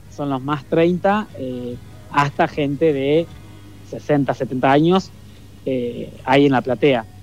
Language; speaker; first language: Spanish; native; Spanish